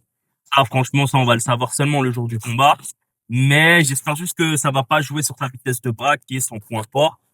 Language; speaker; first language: French; native; French